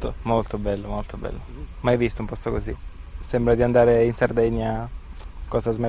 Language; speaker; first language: Italian; native; Italian